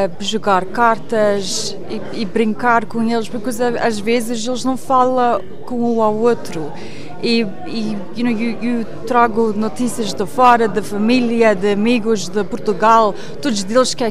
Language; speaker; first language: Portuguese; early bilingual, heritage; English